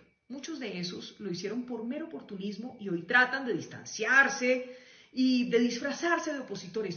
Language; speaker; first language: Spanish; native; Spanish